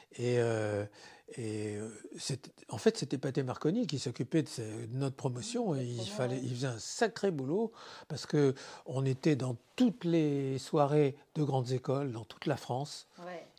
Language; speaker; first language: French; native; French